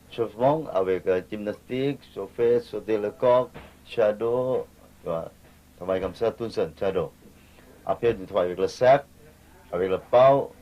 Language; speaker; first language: French; non-native, learner; Thai